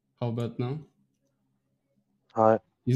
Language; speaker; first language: English; non-native, fluent; Turkish